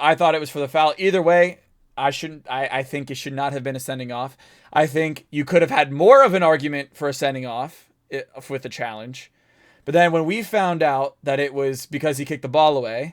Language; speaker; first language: English; native; English